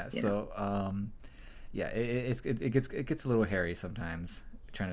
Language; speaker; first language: English; native; English